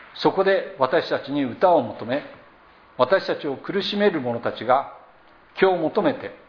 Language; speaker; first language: Japanese; native; Japanese